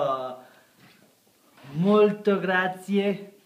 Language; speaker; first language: Italian; non-native, learner; French